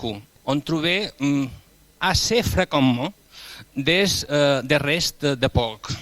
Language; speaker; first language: French; non-native, fluent; Spanish